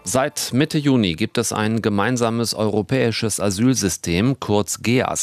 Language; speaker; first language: German; native; German